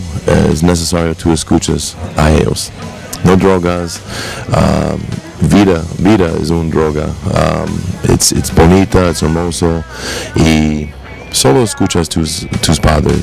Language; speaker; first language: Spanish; non-native, learner; English